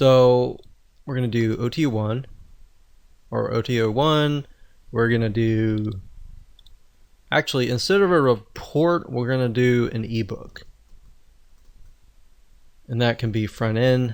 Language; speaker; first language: English; native; English